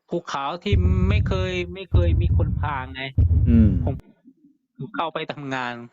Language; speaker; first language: Thai; native; Thai